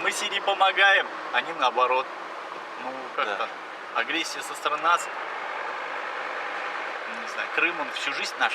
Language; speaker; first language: Russian; native; Russian